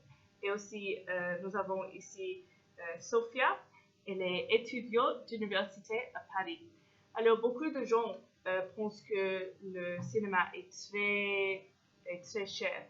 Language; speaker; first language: French; non-native, fluent; English